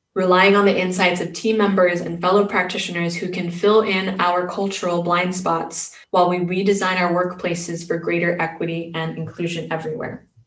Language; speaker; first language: English; native; English